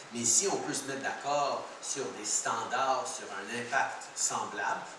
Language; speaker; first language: French; early bilingual, heritage; French